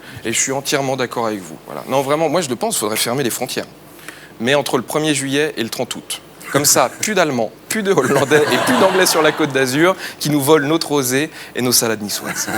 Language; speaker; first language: French; native; French